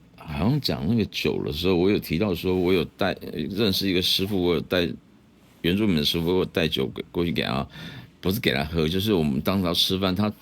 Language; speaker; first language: Chinese; native; Chinese